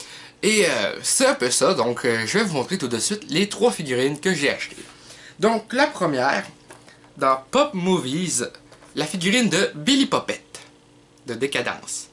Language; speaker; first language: French; native; French